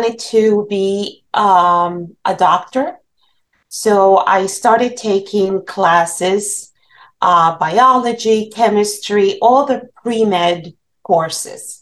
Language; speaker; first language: English; non-native, fluent; Spanish